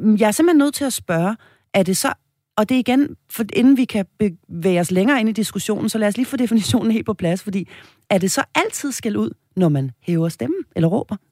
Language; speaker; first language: Danish; native; Danish